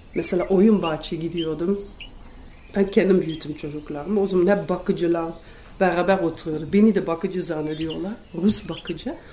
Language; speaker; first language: Turkish; non-native, fluent; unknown